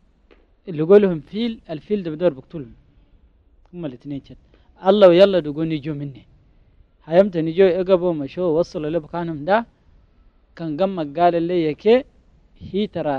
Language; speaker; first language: Arabic; native; Arabic